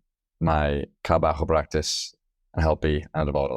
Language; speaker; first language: Welsh; non-native, local second language; English